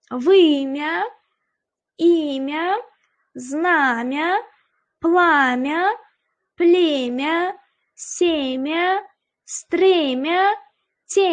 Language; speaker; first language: Russian; non-native, local second language; Uzbek